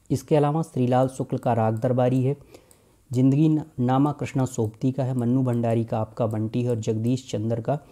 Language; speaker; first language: Hindi; native; Hindi